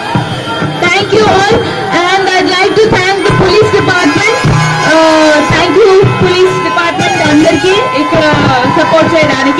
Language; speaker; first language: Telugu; non-native, local second language; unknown